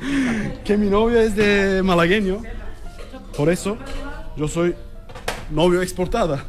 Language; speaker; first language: Spanish; non-native, learner; Turkish